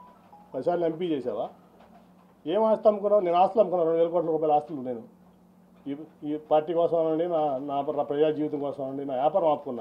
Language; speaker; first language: Telugu; native; Telugu